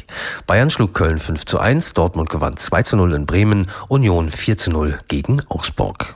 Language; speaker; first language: German; native; German